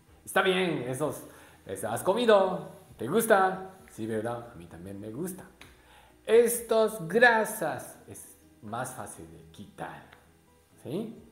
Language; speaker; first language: Spanish; non-native, learner; Japanese